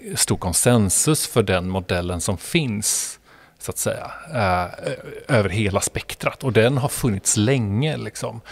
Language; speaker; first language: Swedish; non-native, fluent; Spanish